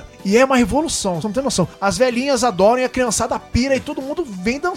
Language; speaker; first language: Portuguese; native; Portuguese